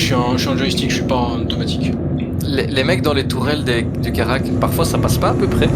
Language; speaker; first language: French; native; French